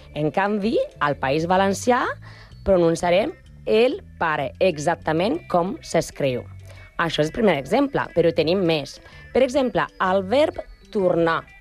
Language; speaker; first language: Catalan; non-native, learner; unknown